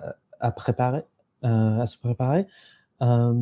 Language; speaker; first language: French; non-native, fluent; English